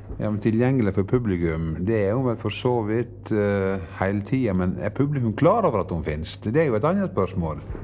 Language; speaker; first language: Norwegian; native; Norwegian